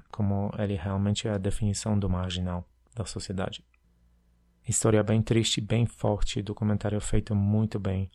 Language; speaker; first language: Portuguese; non-native, fluent; Polish